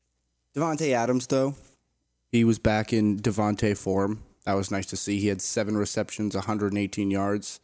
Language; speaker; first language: English; native; English